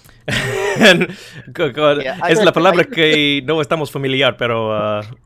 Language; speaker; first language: Spanish; non-native, learner; English